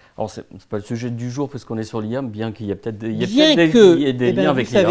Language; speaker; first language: French; native; French